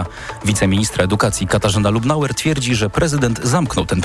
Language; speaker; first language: Polish; native; Polish